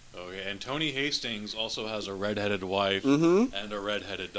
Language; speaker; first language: English; native; English